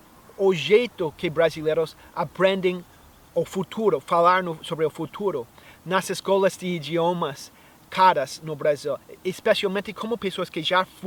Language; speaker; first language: Portuguese; non-native, fluent; English